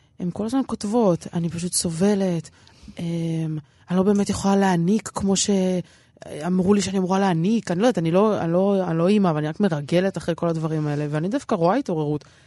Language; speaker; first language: Hebrew; early bilingual, other home language; Russian